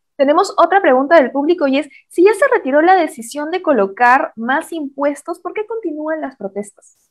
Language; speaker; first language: Spanish; native; Spanish